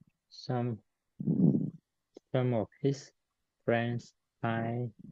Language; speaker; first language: English; non-native, learner; Vietnamese